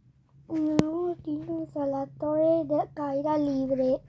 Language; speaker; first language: Spanish; early bilingual, heritage; Spanish